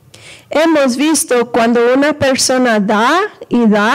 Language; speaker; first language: Spanish; early bilingual, heritage; Spanish